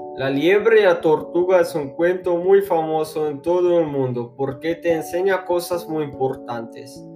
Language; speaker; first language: Spanish; non-native, learner; English